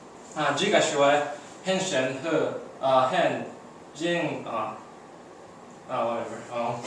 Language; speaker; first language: Chinese; non-native, learner; English